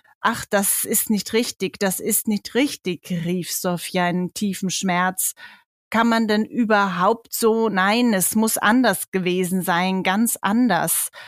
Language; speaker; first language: German; native; German